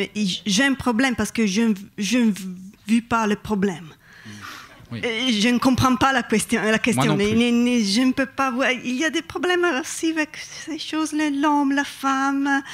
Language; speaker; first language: French; non-native, learner; Italian